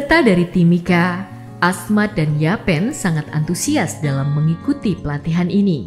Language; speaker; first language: Indonesian; native; Indonesian